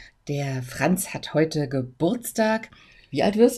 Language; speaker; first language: German; native; German